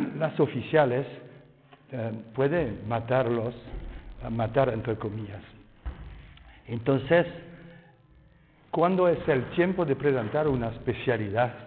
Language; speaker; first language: Spanish; non-native, fluent; French